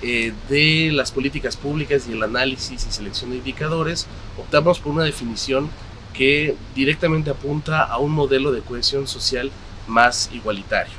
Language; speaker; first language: Spanish; native; Spanish